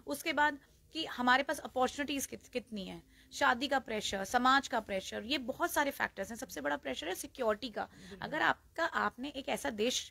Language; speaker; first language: Hindi; native; Hindi